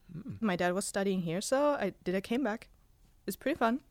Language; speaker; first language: English; non-native, fluent; Spanish